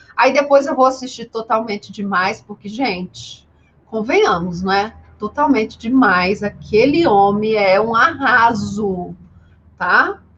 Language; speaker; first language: Portuguese; native; Portuguese